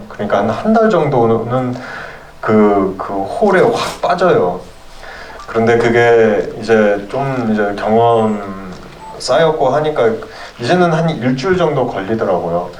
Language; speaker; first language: Korean; early bilingual, heritage; Korean